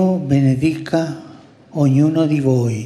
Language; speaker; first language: Italian; non-native, fluent; Spanish